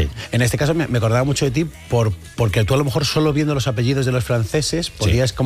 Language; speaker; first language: Spanish; native; Spanish